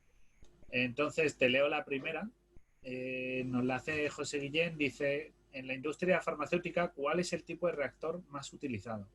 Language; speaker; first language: Spanish; native; Spanish